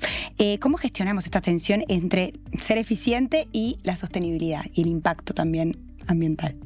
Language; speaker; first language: Spanish; native; Spanish